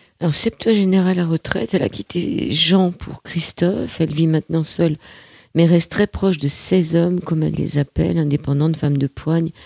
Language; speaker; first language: French; native; French